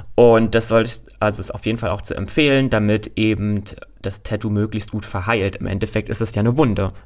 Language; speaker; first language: German; native; German